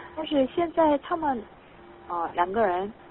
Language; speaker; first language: Chinese; non-native, learner; Korean